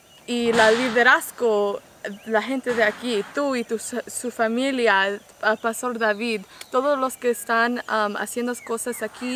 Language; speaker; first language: Spanish; non-native, learner; English